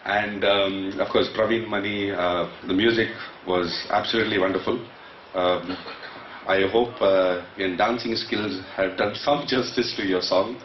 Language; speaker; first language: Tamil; non-native, local second language; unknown